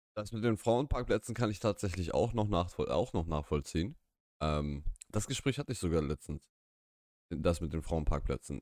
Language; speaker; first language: German; early bilingual, other home language; Russian